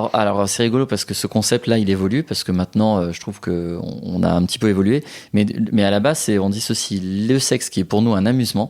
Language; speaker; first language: French; native; French